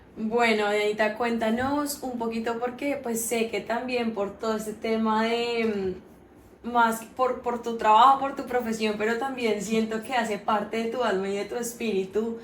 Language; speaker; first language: Spanish; native; Spanish